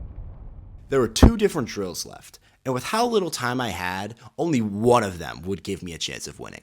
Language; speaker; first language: English; native; English